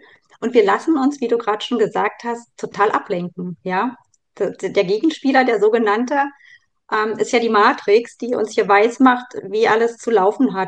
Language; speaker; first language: German; native; German